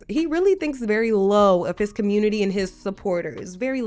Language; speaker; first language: English; native; English